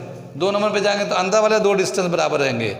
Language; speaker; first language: Hindi; native; Hindi